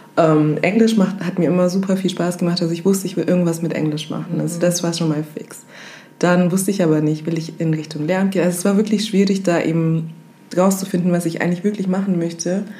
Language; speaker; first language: German; early bilingual, other home language; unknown